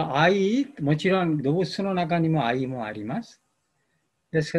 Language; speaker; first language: Japanese; non-native, learner; Bangla